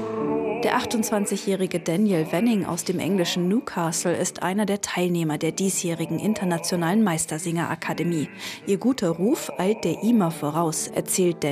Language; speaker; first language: German; native; German